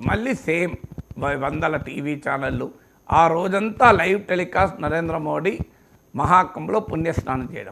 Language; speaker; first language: Telugu; native; Telugu